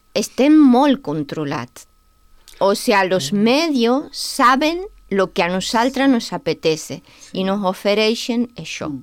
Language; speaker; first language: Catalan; non-native, fluent; Spanish